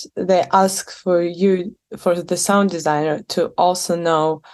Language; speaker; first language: English; non-native, fluent; Russian